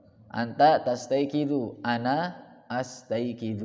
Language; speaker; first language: Arabic; non-native, fluent; Indonesian